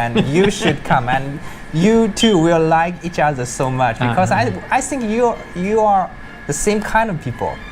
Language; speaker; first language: English; non-native, learner; Chinese